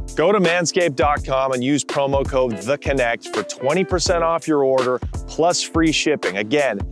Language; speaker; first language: English; native; English